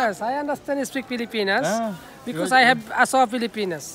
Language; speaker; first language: English; non-native, learner; Bangla